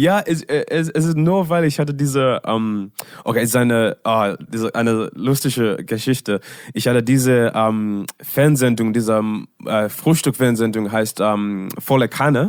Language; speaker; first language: German; non-native, learner; English